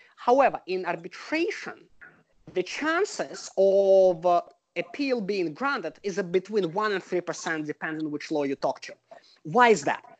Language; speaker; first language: English; non-native, fluent; Russian